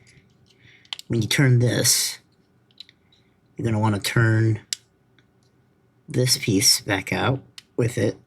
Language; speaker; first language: English; native; English